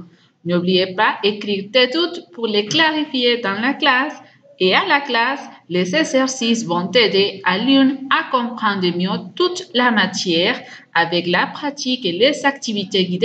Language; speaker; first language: French; non-native, fluent; Spanish